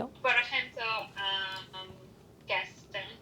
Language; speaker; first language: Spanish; non-native, learner; German